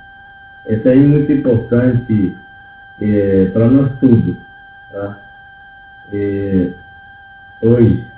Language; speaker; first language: Portuguese; non-native, local second language; Yanomámi